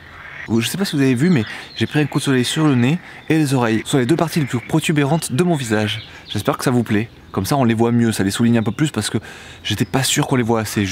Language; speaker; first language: French; native; French